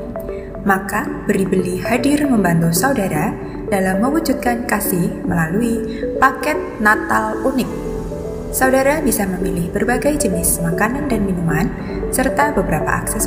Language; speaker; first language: Indonesian; native; Indonesian